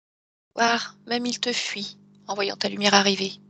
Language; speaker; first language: French; native; French